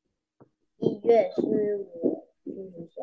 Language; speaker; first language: Chinese; non-native, learner; Vietnamese